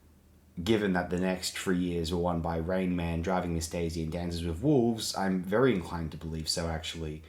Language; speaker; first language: English; native; English